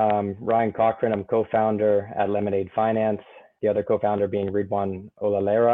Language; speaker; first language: English; native; English